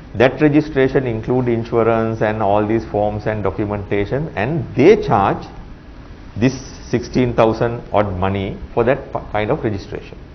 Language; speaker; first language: English; non-native, local second language; Sinhala